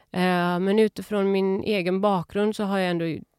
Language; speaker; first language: Swedish; early bilingual, other home language; Urdu